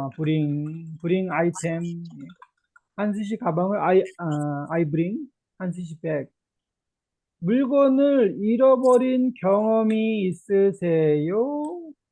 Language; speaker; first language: Korean; native; Korean